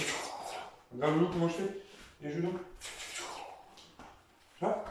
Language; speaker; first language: French; native; French